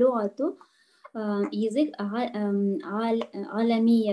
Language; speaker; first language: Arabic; non-native, learner; Russian